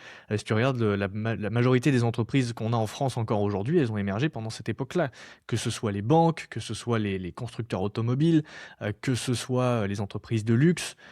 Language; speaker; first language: French; native; French